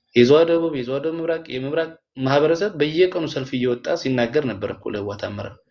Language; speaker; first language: Amharic; non-native, local second language; Tigrinya